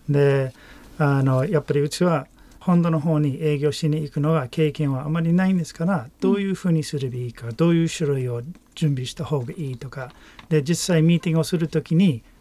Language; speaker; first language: Japanese; native; Japanese